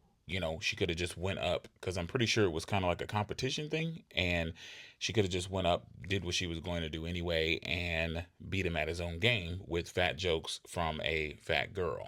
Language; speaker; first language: English; native; English